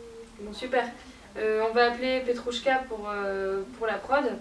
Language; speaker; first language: French; native; French